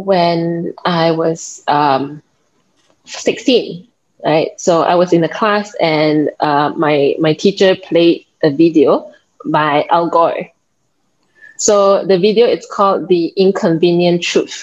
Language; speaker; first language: English; non-native, local second language; Min Nan Chinese